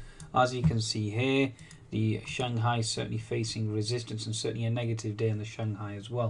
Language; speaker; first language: English; native; English